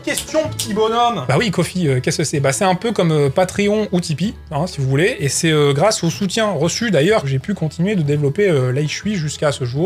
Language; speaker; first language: French; native; French